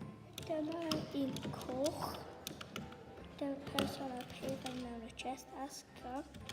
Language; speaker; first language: Welsh; non-native, local second language; English